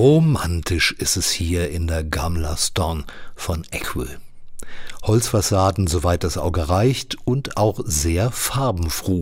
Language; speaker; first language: German; native; German